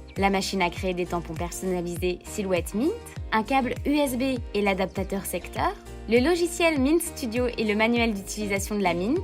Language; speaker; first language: French; native; French